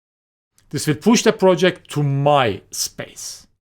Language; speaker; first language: English; non-native, fluent; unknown